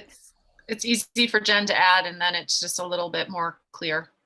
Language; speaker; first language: English; native; English